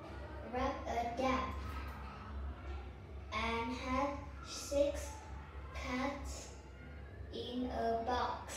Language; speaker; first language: English; non-native, learner; Vietnamese